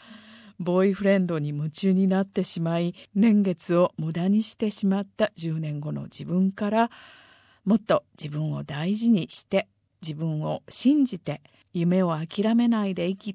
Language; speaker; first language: Japanese; native; Japanese